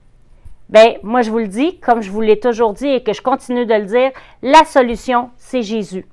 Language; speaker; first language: French; native; French